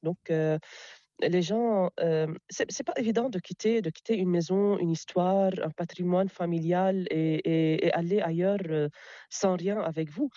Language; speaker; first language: French; non-native, local second language; Arabic